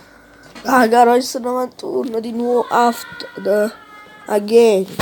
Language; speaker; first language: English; non-native, learner; Italian